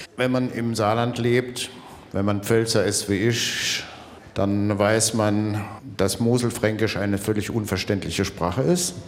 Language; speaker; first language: German; native; German